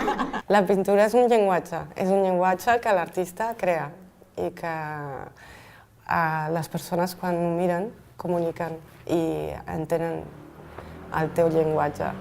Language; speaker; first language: Catalan; non-native, fluent; Portuguese